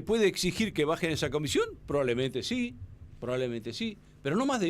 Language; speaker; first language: Spanish; native; Spanish